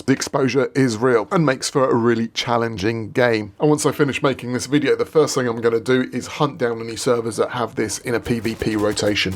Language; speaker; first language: English; native; English